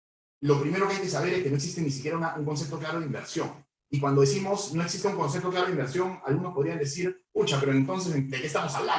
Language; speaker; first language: Spanish; native; Spanish